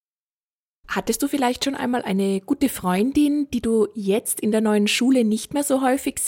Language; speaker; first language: German; native; German